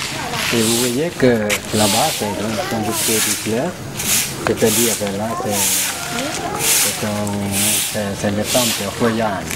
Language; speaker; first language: French; non-native, fluent; Lao